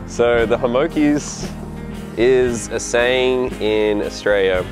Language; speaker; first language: English; native; English